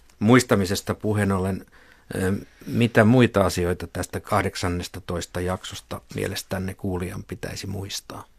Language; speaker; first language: Finnish; native; Finnish